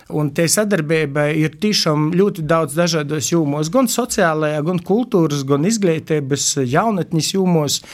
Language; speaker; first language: Latvian; native; Latvian